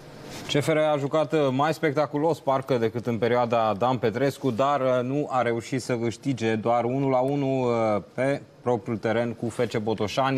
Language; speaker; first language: Romanian; native; Romanian